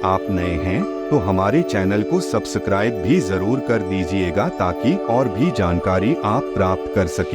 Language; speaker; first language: Hindi; native; Hindi